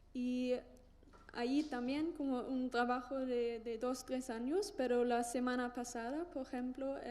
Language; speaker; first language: Spanish; non-native, learner; German